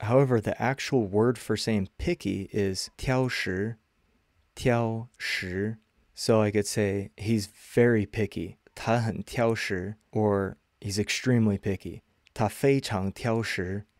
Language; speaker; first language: English; native; English